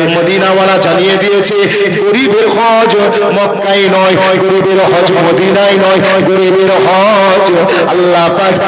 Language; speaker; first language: Bangla; native; Bangla